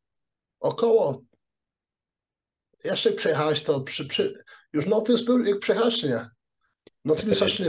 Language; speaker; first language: Polish; early bilingual, heritage; Polish